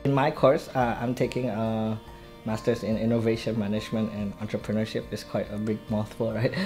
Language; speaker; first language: English; non-native, fluent; Indonesian